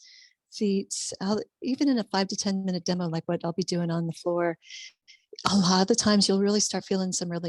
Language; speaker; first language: English; native; English